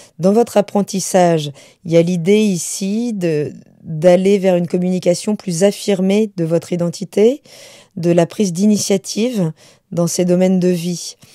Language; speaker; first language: French; native; French